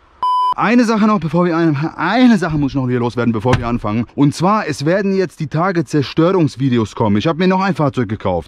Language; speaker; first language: German; early bilingual, other home language; Bosnian